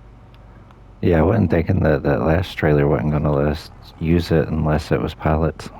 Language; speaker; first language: English; native; English